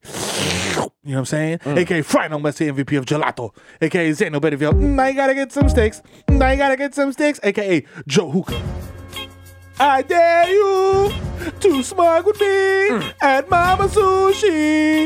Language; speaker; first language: English; early bilingual, other home language; Spanish